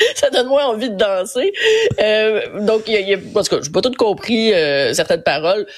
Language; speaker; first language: French; native; French